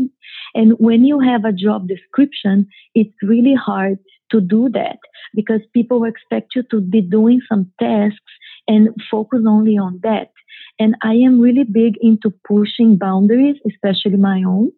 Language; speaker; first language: English; non-native, fluent; Portuguese